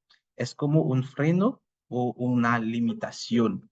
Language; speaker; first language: Spanish; non-native, fluent; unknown